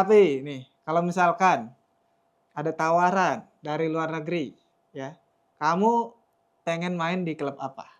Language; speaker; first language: Indonesian; native; Indonesian